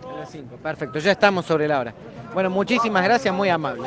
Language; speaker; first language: Spanish; native; Spanish